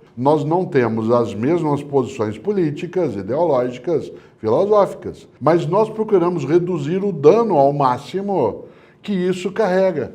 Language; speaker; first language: Portuguese; native; Portuguese